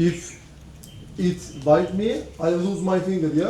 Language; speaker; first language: English; non-native, learner; Turkish